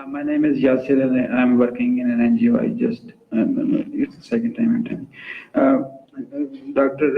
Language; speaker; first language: English; non-native, local second language; Urdu